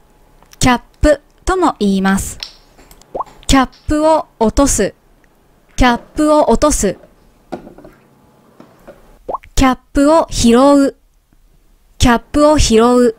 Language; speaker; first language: Japanese; native; Japanese